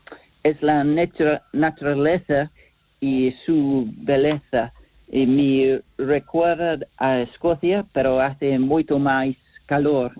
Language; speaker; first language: Spanish; non-native, learner; English